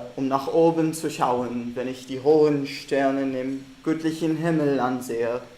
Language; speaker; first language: German; non-native, learner; Arabic